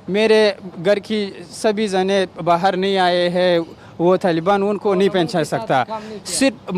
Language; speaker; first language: Hindi; non-native, learner; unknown